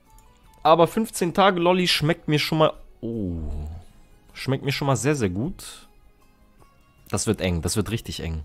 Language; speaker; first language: German; native; German